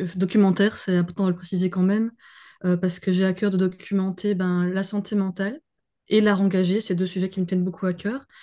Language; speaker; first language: French; native; French